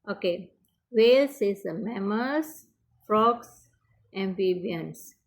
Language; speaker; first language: English; non-native, local second language; Malay